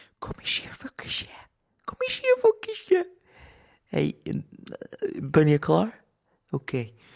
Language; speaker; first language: Dutch; non-native, learner; Arabic